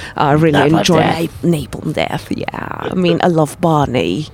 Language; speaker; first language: English; non-native, fluent; Italian